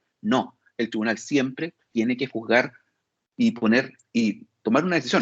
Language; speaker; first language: Spanish; native; Spanish